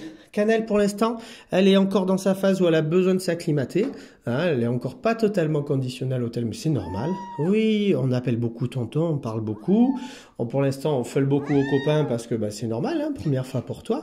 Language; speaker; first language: French; native; French